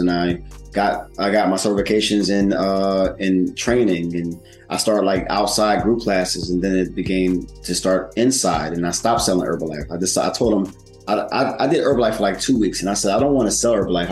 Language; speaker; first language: English; native; English